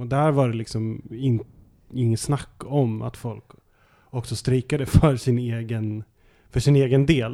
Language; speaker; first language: Swedish; native; Swedish